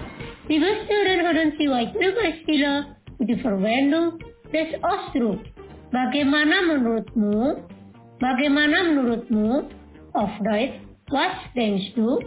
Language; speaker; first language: German; non-native, fluent; Indonesian